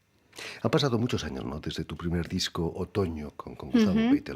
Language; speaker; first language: Spanish; native; Spanish